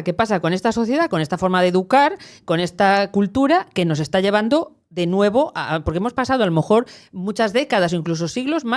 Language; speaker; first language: Spanish; native; Spanish